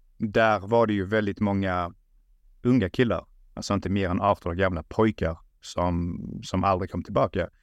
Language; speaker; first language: Swedish; early bilingual, other home language; Russian